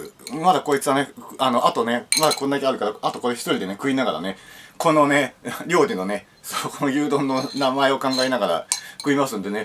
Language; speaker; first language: Japanese; native; Japanese